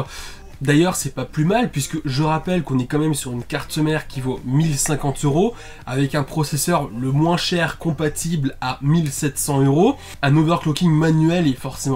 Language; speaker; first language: French; native; French